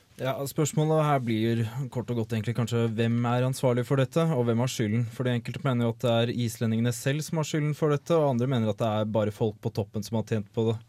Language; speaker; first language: Norwegian; native; Norwegian